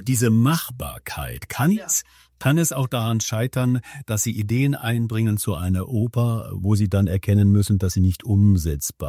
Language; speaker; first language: German; native; German